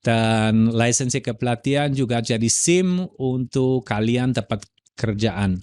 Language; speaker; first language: Indonesian; non-native, fluent; German